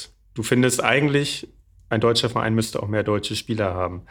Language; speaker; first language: German; native; German